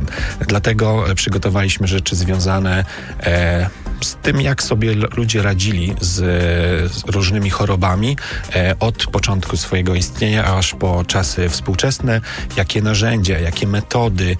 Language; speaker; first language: Polish; native; Polish